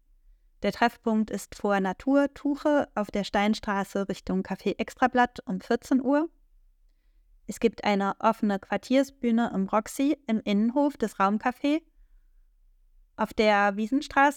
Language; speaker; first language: German; native; German